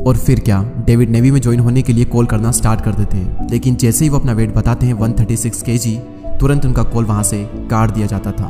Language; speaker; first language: Hindi; native; Hindi